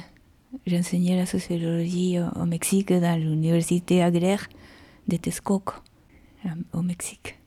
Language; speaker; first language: French; non-native, fluent; Spanish